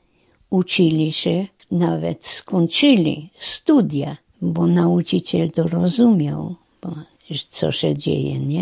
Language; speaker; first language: Polish; non-native, local second language; German